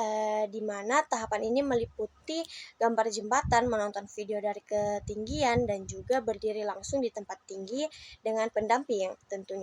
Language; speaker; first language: Indonesian; native; Indonesian